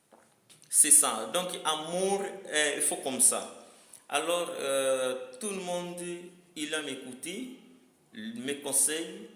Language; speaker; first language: French; non-native, learner; Lingala